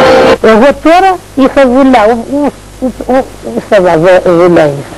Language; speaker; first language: Greek; early bilingual, heritage; Greek